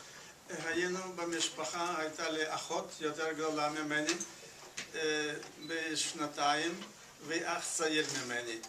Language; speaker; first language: Hebrew; non-native, fluent; Yiddish